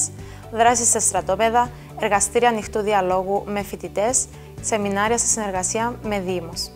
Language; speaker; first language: Greek; native; Greek